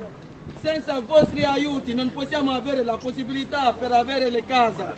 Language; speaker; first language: Italian; non-native, fluent; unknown